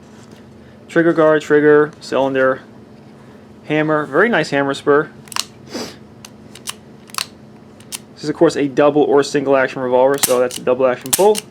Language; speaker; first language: English; native; English